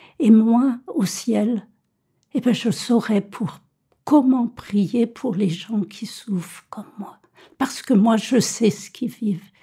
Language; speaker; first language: French; native; French